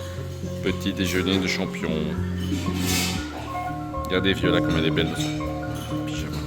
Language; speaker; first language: French; native; French